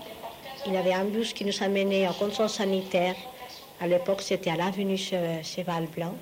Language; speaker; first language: French; non-native, fluent; Spanish